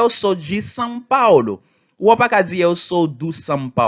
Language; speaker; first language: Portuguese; non-native, fluent; Haitian Creole